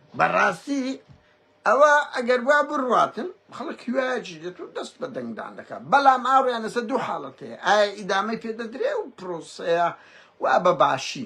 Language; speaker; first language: Central Kurdish; native; Central Kurdish